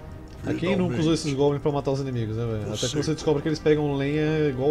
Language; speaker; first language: Portuguese; native; Portuguese